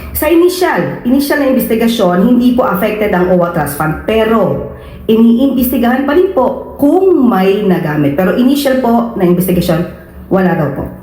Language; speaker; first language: Filipino; native; Filipino